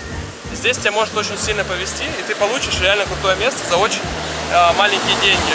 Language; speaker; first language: Russian; native; Russian